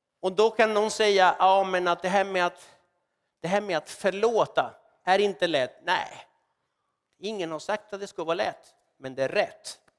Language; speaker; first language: Swedish; non-native, fluent; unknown